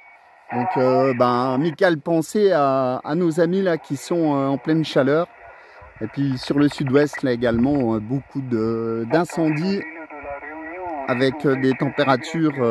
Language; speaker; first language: French; native; French